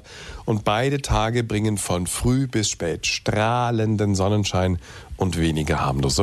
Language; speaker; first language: German; native; German